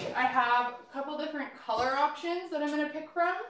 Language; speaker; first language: English; native; English